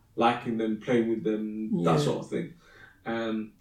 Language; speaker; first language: English; early bilingual, other home language; Somali